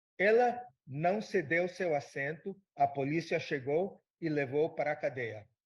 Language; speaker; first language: Portuguese; non-native, fluent; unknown